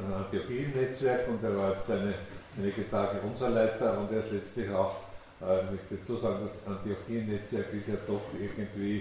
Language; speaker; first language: German; native; German